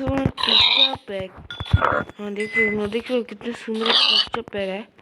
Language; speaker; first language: Hindi; non-native, local second language; Bangla